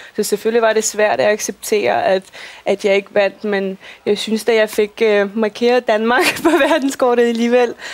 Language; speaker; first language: Danish; early bilingual, other home language; Russian